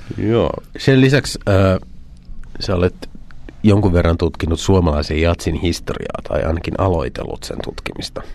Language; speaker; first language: Finnish; native; Finnish